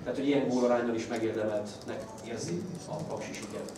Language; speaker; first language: Hungarian; native; Hungarian